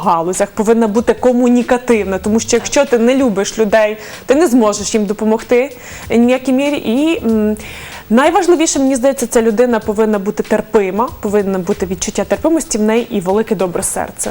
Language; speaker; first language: Ukrainian; native; Ukrainian